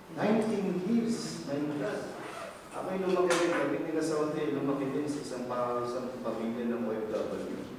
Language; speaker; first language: Filipino; native; Filipino